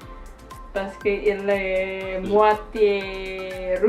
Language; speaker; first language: French; non-native, learner; Indonesian